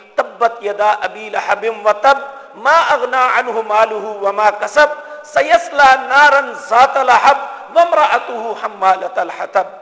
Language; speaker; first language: Urdu; non-native, local second language; Punjabi